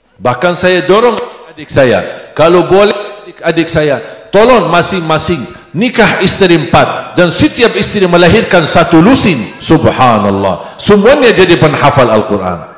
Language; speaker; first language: Indonesian; non-native, fluent; Arabic